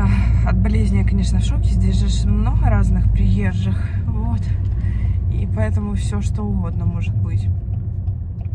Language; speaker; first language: Russian; native; Russian